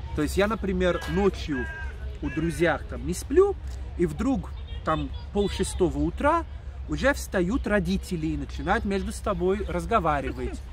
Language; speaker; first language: Russian; non-native, fluent; English